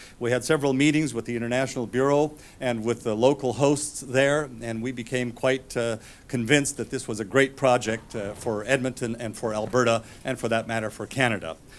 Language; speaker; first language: English; native; English